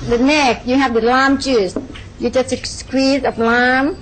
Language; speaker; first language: English; non-native, learner; Thai